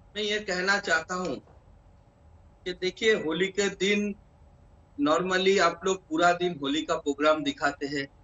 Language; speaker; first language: Hindi; non-native, local second language; Bangla